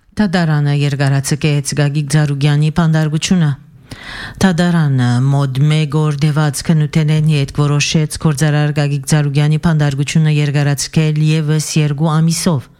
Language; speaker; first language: Armenian; early bilingual, heritage; Armenian